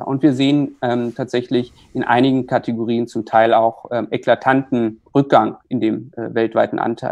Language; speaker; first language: German; native; German